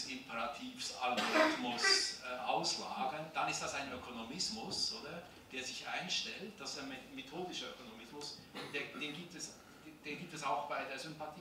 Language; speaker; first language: German; native; German